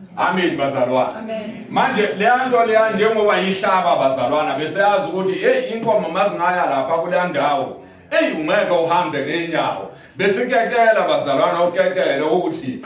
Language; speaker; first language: Zulu; non-native, local second language; Southern Sotho